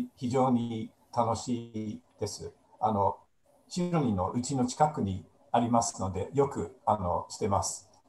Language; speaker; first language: Japanese; non-native, fluent; English